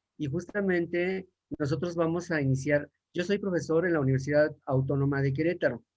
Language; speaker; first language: Spanish; native; Spanish